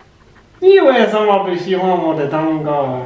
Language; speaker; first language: Chinese; non-native, fluent; Danish